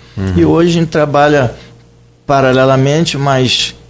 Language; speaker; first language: Portuguese; native; Portuguese